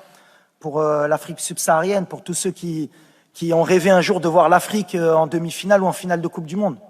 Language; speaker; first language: French; native; French